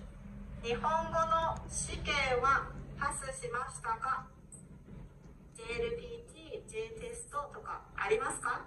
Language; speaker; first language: Japanese; non-native, learner; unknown